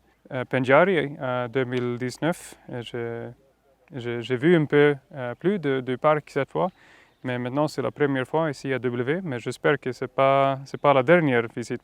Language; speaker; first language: French; non-native, fluent; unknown